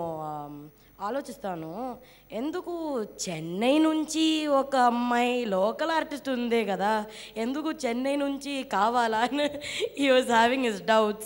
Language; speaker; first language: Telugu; non-native, fluent; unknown